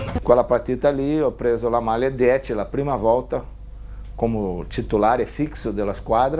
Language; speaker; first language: Italian; non-native, fluent; Portuguese